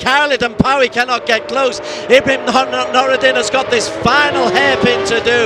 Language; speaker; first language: English; native; English